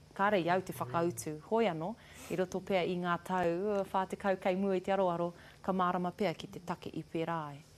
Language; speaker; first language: Māori; non-native, local second language; English